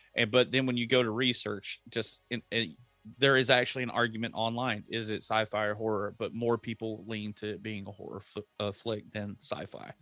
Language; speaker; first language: English; native; English